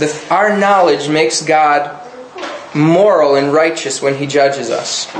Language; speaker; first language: English; native; English